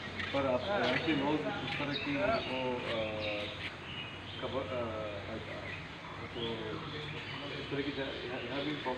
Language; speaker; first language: Hindi; non-native, learner; Bangla